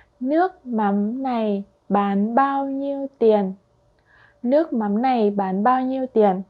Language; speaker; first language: Vietnamese; non-native, fluent; Korean